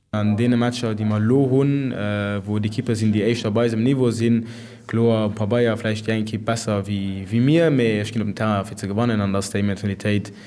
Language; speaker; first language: Luxembourgish; early bilingual, other home language; Portuguese